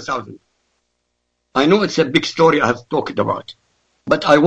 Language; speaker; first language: English; non-native, fluent; Arabic